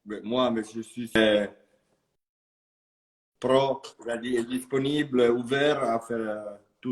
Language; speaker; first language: French; non-native, fluent; Italian